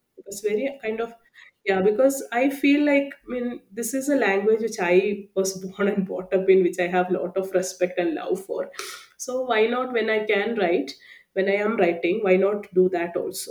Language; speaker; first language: English; non-native, local second language; Malayalam